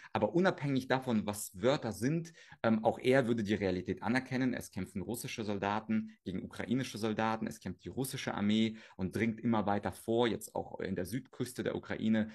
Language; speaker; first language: German; early bilingual, other home language; Russian